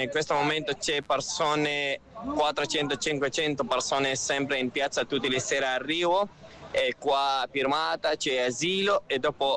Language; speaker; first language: Italian; non-native, learner; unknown